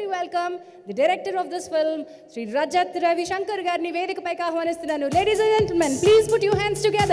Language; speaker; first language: Telugu; native; Telugu